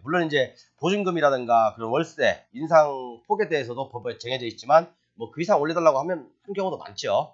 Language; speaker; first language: Korean; native; Korean